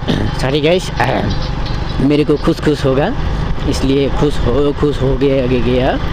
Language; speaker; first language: Hindi; non-native, learner; Bangla